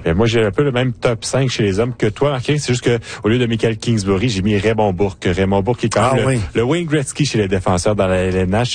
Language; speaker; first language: French; native; French